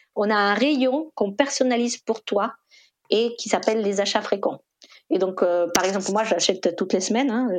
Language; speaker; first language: French; non-native, fluent; Spanish